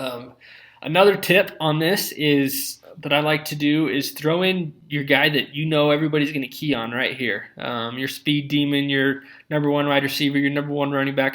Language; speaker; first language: English; native; English